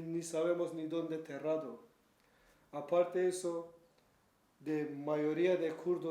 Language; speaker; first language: Spanish; non-native, learner; Kurdish